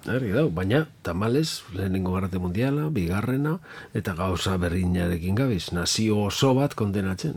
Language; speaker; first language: Basque; native; Basque